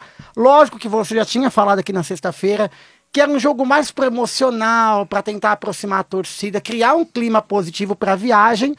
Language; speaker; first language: Portuguese; native; Portuguese